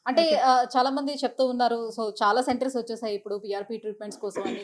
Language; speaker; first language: Telugu; native; Telugu